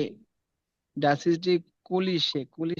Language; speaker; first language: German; non-native, learner; Bangla